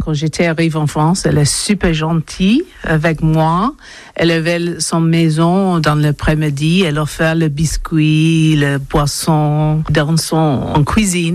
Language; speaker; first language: French; non-native, learner; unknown